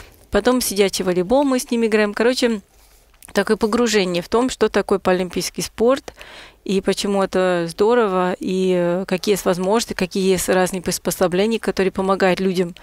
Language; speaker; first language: Russian; non-native, fluent; English